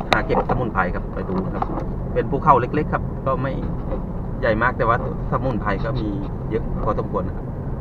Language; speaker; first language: Thai; non-native, local second language; Northeastern Thai